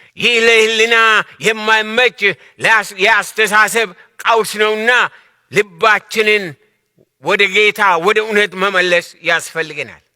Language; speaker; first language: Amharic; non-native, local second language; Oromo